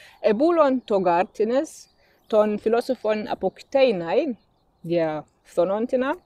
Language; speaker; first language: Greek; non-native, fluent; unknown